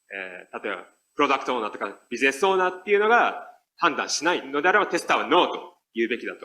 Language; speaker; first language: Japanese; native; Japanese